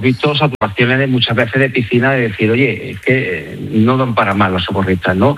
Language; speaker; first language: Spanish; native; Spanish